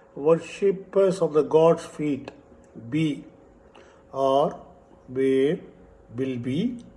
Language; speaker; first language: English; non-native, local second language; Tamil